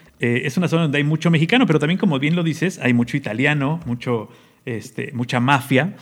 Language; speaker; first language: Spanish; native; Spanish